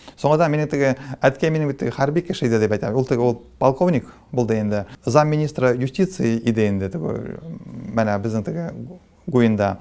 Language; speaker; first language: Tatar; non-native, local second language; Russian